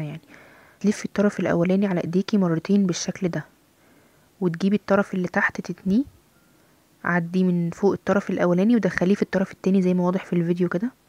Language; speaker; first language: Arabic; native; Arabic